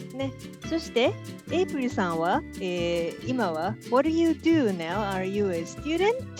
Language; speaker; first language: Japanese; native; Japanese